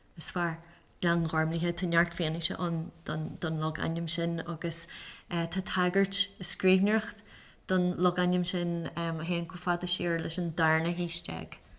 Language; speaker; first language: Irish; non-native, local second language; English